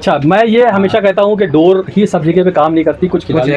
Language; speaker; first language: Hindi; native; Hindi